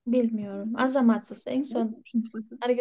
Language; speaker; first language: Turkish; non-native, fluent; Kyrgyz